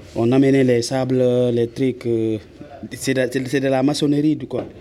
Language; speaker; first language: French; non-native, local second language; Fula